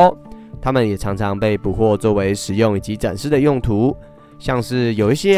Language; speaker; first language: Chinese; native; Chinese